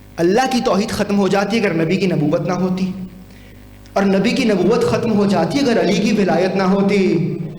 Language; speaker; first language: Urdu; native; Urdu